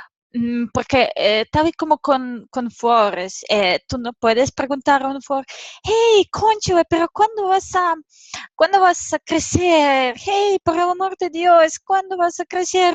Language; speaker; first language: Spanish; non-native, fluent; Serbian